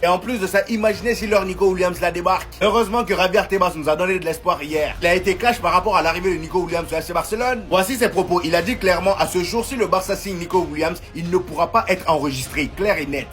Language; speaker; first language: French; native; French